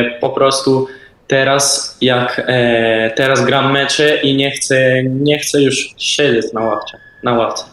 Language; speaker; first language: Polish; early bilingual, heritage; Polish